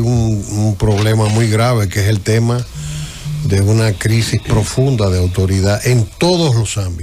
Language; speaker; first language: Spanish; native; Spanish